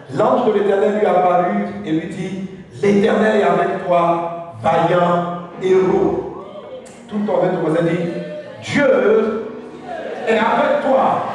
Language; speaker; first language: French; non-native, local second language; Dyula